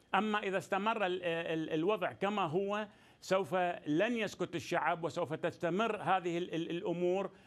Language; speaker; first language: Arabic; native; Arabic